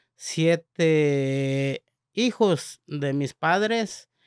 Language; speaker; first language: Spanish; native; Spanish